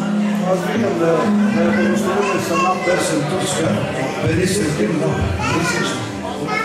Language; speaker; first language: Bulgarian; non-native, fluent; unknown